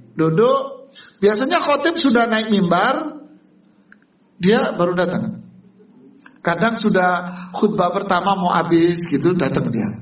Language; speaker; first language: Indonesian; native; Indonesian